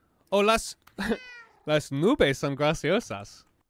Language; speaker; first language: Spanish; non-native, learner; English